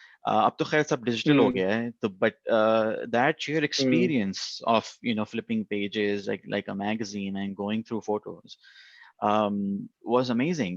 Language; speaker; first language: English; non-native, local second language; Hindi